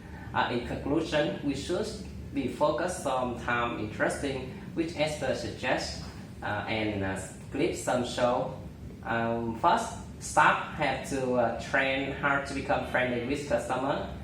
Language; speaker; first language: English; non-native, learner; Vietnamese